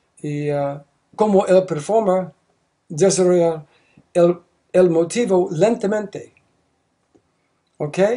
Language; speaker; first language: Spanish; non-native, learner; English